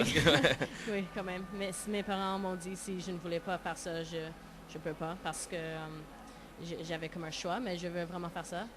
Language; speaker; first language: French; non-native, local second language; English